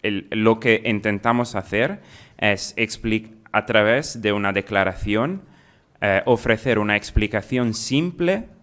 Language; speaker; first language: Spanish; non-native, fluent; Italian